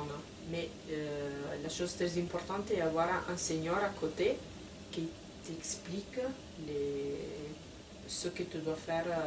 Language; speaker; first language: French; non-native, fluent; Italian